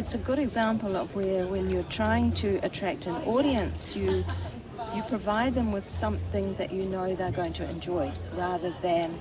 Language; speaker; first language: English; native; English